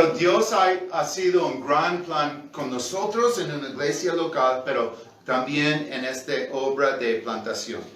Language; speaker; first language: Spanish; non-native, fluent; English